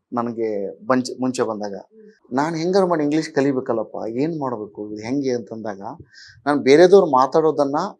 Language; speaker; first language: Kannada; native; Kannada